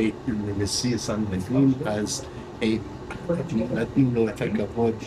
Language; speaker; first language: Hebrew; non-native, fluent; English